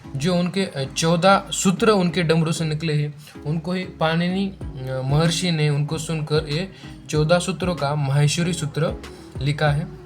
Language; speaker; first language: Hindi; non-native, local second language; Marathi